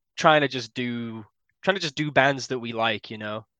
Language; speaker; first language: English; native; English